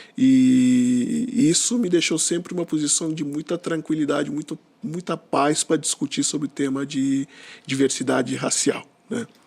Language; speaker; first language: Portuguese; non-native, local second language; Kabuverdianu